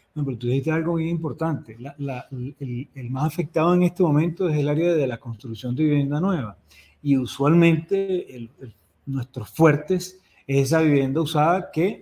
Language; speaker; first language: Spanish; native; Spanish